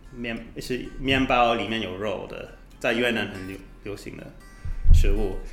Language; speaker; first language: Chinese; non-native, learner; English